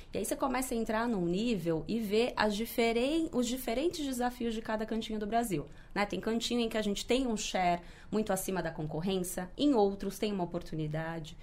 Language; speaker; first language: Portuguese; native; Portuguese